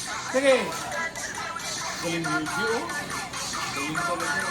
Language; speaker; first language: Filipino; non-native, local second language; Cebuano